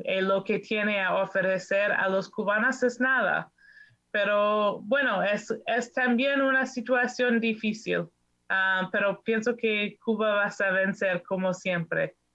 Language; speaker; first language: Spanish; non-native, learner; English